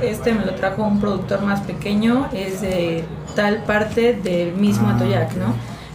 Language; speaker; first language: Spanish; native; Spanish